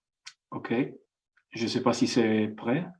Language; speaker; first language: French; non-native, fluent; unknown